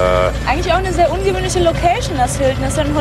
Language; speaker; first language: German; native; German